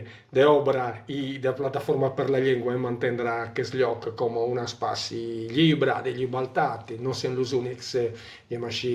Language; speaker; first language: Catalan; non-native, local second language; Italian